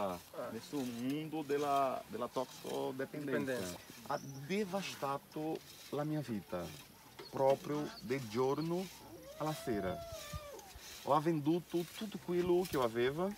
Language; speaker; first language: Italian; non-native, fluent; Portuguese